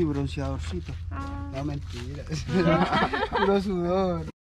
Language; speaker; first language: Spanish; native; Spanish